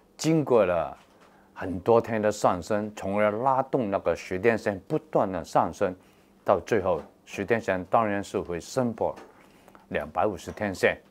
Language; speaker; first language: Chinese; non-native, local second language; Cantonese